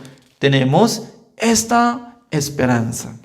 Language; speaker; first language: Spanish; non-native, learner; Korean